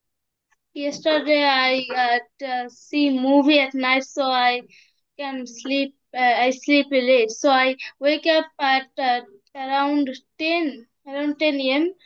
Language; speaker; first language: English; non-native, learner; Bangla